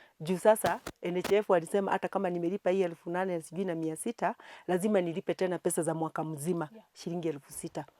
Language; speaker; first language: Swahili; non-native, local second language; Kikuyu